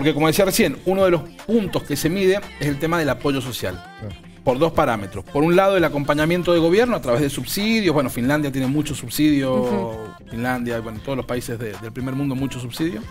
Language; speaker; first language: Spanish; native; Spanish